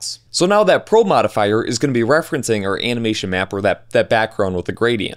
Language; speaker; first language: English; native; English